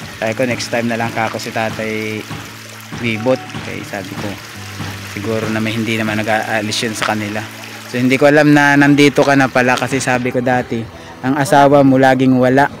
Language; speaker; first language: Filipino; non-native, local second language; Cebuano